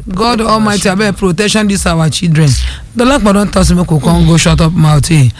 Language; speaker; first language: Nigerian Pidgin; non-native, local second language; Yoruba